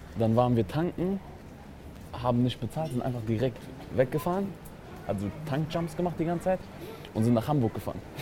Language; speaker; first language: German; early bilingual, other home language; Kurdish